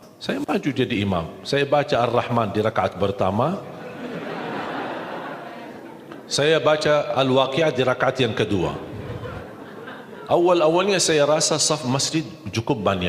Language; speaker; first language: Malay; non-native, fluent; Arabic